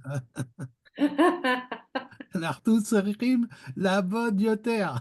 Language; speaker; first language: Hebrew; non-native, learner; French